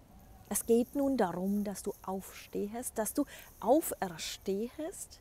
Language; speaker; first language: German; native; German